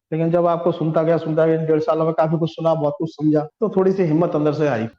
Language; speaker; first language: Hindi; non-native, local second language; Bangla